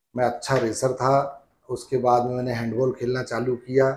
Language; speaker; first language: Hindi; native; Hindi